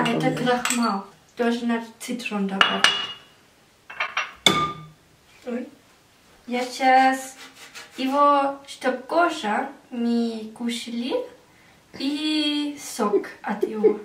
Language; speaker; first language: Russian; early bilingual, heritage; German